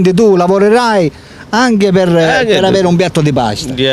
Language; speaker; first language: Italian; native; Italian